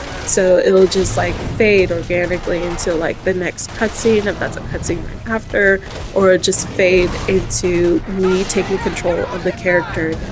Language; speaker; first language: English; native; English